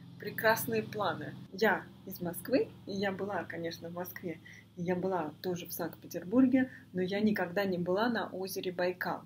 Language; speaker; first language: Russian; native; Russian